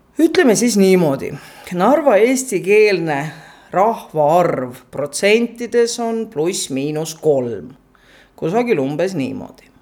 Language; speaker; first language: Estonian; native; Estonian